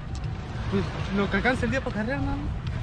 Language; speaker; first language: Spanish; native; Spanish